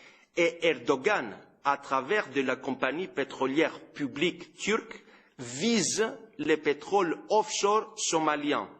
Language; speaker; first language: French; non-native, fluent; Greek